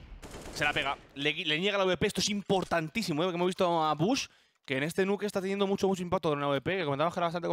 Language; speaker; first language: Spanish; native; Spanish